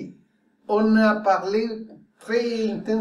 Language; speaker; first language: French; non-native, fluent; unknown